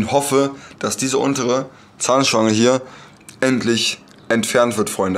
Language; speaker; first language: German; native; German